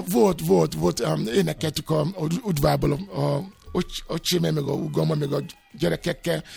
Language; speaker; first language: Hungarian; non-native, fluent; Yoruba